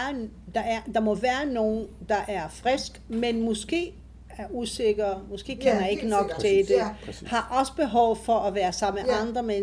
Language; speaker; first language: Danish; non-native, fluent; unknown